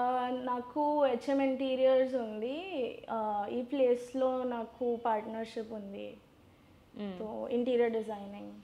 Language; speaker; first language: Telugu; non-native, learner; Gujarati